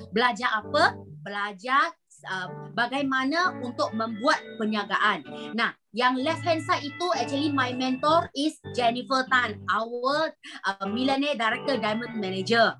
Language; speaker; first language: Malay; non-native, local second language; Chinese